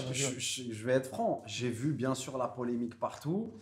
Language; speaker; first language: French; native; French